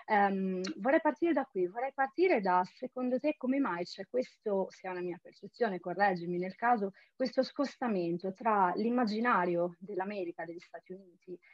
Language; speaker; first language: Italian; native; Italian